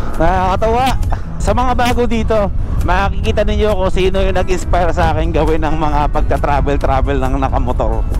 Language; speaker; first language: Filipino; non-native, local second language; Aklanon